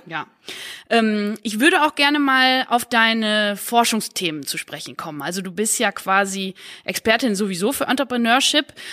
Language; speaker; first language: German; native; German